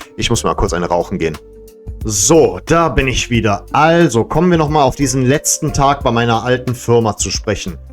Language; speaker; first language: German; early bilingual, other home language; Serbian